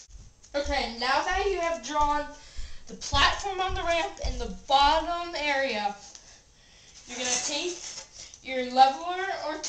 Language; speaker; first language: English; native; English